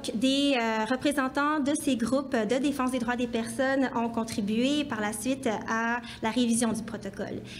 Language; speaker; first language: French; native; French